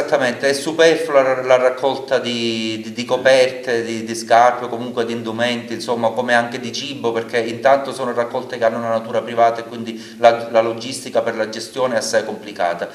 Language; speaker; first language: Italian; native; Italian